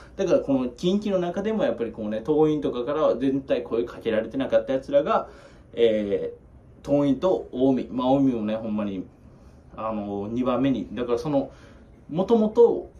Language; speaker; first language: Japanese; native; Japanese